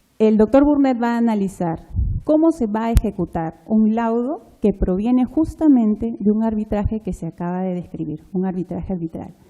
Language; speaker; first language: Spanish; native; Spanish